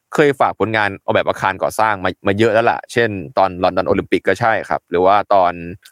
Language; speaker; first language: Thai; native; Thai